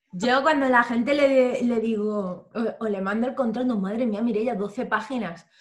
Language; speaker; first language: Spanish; native; Spanish